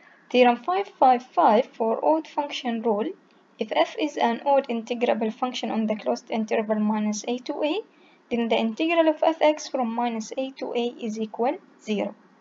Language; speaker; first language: English; non-native, fluent; Arabic